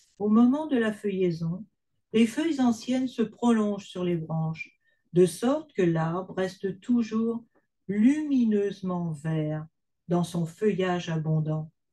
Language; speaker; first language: French; native; French